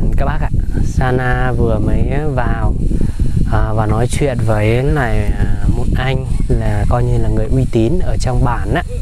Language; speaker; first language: Vietnamese; non-native, local second language; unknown